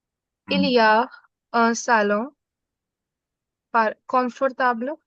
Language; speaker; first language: French; non-native, fluent; Hindi